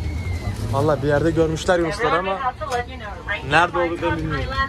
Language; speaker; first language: Turkish; native; Turkish